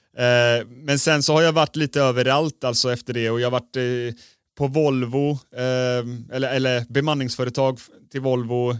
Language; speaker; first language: Swedish; native; Swedish